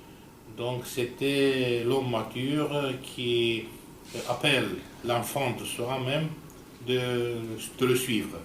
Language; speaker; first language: French; non-native, fluent; Romanian